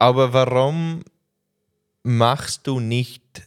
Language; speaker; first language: German; non-native, learner; English